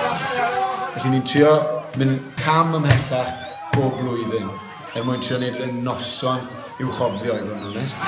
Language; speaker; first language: Welsh; native; Welsh